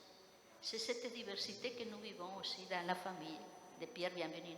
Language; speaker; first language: French; non-native, fluent; Spanish